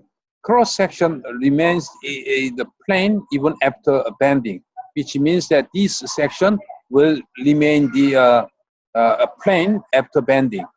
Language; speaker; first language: English; non-native, fluent; Korean